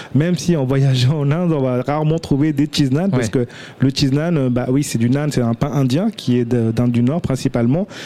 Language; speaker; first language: French; early bilingual, other home language; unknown